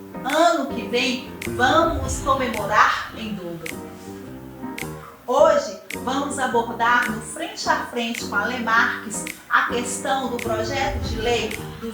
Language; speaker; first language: Portuguese; native; Portuguese